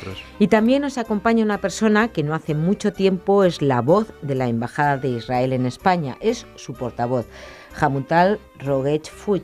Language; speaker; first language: Spanish; native; Spanish